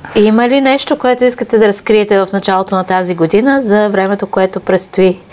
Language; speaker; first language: Bulgarian; native; Bulgarian